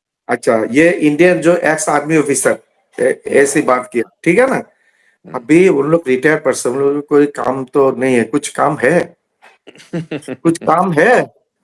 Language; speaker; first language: Hindi; non-native, learner; Bangla